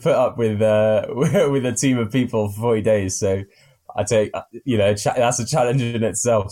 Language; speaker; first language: English; native; English